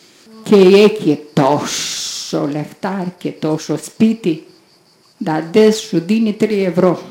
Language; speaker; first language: Greek; non-native, learner; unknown